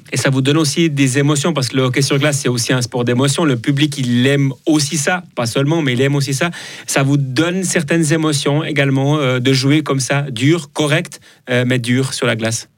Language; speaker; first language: French; native; French